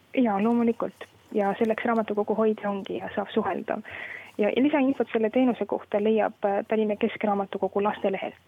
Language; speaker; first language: Estonian; native; Estonian